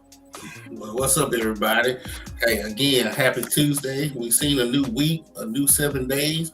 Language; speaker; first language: English; native; English